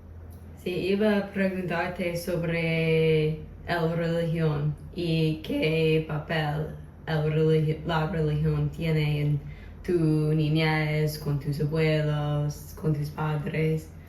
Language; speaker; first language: Spanish; non-native, learner; English